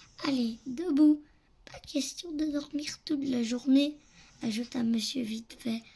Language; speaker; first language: French; native; French